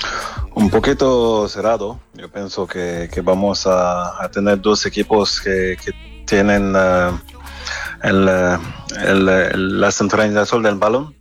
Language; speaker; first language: Spanish; non-native, fluent; French